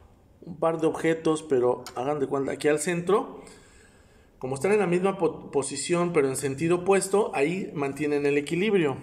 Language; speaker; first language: Spanish; native; Spanish